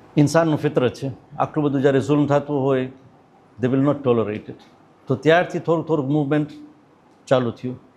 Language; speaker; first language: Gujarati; early bilingual, heritage; Gujarati